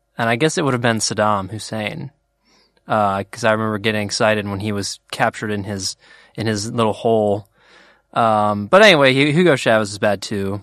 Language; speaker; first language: English; native; English